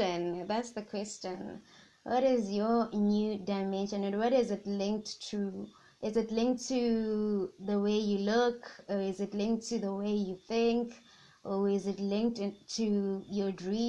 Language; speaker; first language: English; non-native, local second language; Zulu